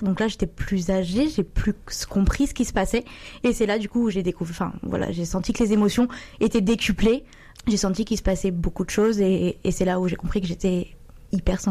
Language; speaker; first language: French; native; French